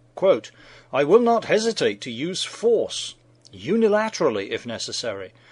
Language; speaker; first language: English; native; English